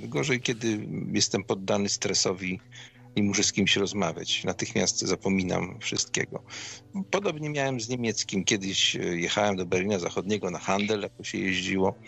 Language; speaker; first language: Polish; native; Polish